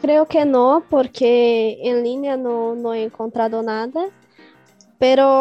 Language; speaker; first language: Spanish; non-native, learner; Portuguese